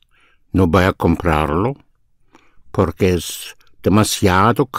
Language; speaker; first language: Spanish; non-native, fluent; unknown